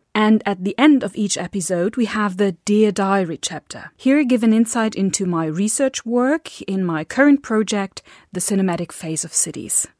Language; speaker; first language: English; non-native, fluent; German